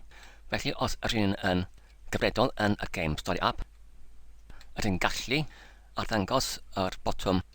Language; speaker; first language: Welsh; non-native, learner; English